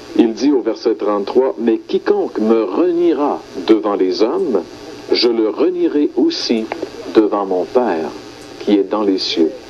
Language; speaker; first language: French; native; French